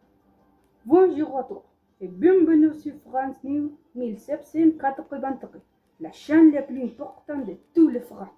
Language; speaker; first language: French; non-native, learner; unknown